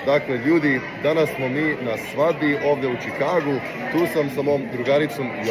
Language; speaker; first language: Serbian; early bilingual, heritage; English